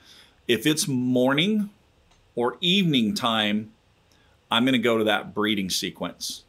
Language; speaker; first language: English; native; English